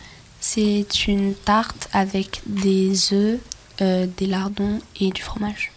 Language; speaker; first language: French; non-native, learner; Swedish